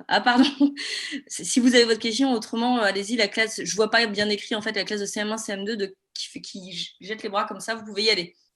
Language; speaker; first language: French; native; French